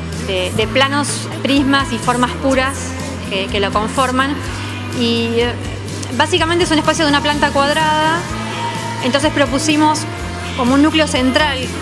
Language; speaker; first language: Spanish; native; Spanish